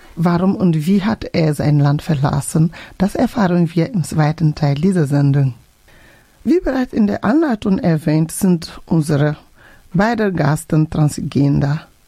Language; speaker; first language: German; non-native, fluent; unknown